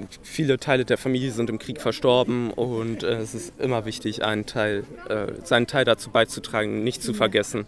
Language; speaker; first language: German; native; German